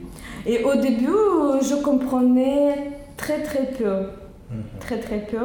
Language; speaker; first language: French; non-native, learner; Russian